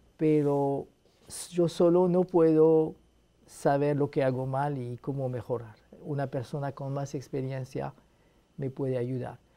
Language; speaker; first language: Spanish; non-native, fluent; Arabic